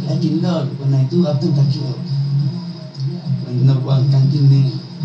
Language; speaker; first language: English; non-native, learner; Spanish